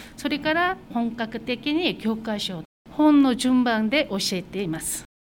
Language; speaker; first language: Japanese; non-native, fluent; Korean